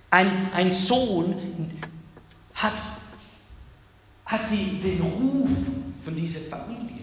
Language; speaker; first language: German; non-native, fluent; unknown